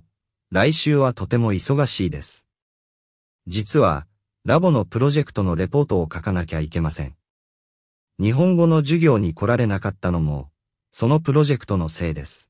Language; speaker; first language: Japanese; non-native, fluent; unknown